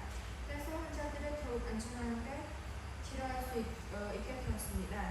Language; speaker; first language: Korean; non-native, fluent; Khmer